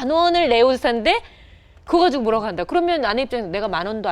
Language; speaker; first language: Korean; native; Korean